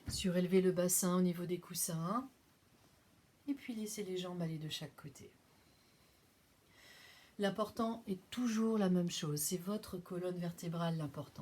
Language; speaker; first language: French; native; French